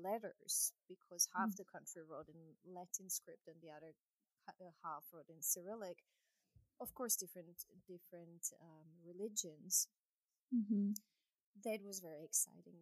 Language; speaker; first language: English; non-native, fluent; Croatian